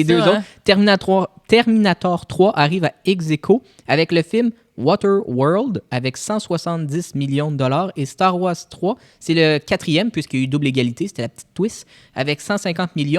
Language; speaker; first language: French; native; French